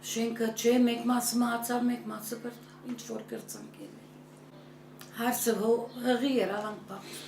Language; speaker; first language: Armenian; early bilingual, heritage; Armenian